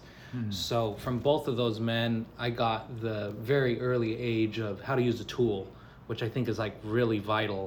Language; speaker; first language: English; native; English